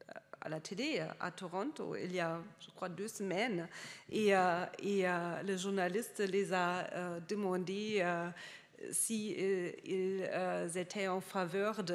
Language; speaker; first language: French; non-native, fluent; German